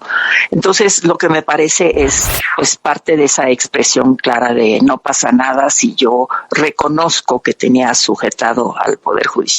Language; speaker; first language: Spanish; native; Spanish